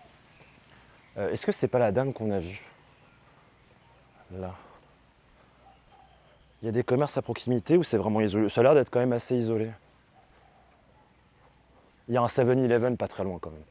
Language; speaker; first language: French; native; French